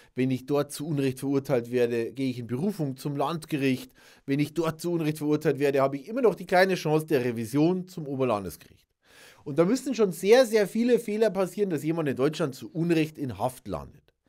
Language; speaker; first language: German; native; German